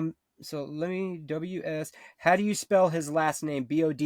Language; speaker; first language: English; native; English